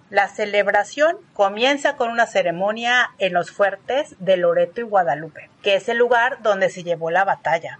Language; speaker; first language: Spanish; native; Spanish